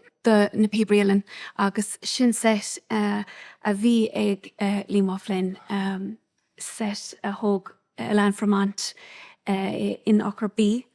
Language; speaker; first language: Irish; non-native, local second language; English